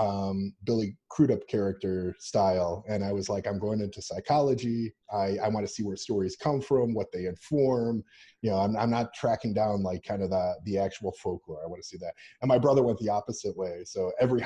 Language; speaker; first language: English; native; English